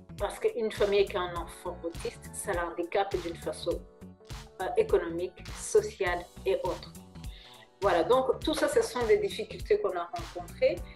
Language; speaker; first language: French; non-native, local second language; Kinyarwanda